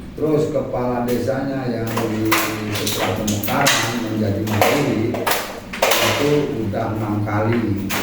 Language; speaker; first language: Indonesian; non-native, local second language; Javanese